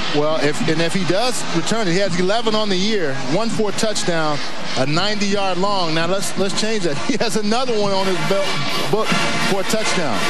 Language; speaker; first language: English; native; English